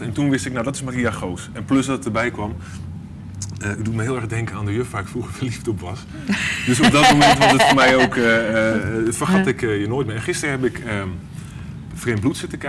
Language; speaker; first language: Dutch; native; Dutch